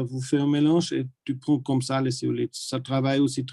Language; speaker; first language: French; non-native, learner; German